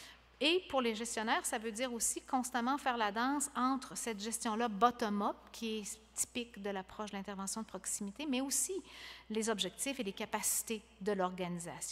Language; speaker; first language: French; native; French